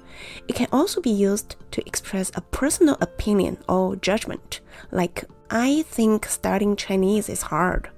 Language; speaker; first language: English; non-native, fluent; Chinese